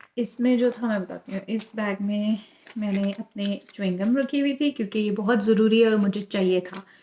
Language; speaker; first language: Urdu; native; Urdu